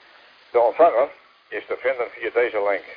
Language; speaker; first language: Dutch; native; Dutch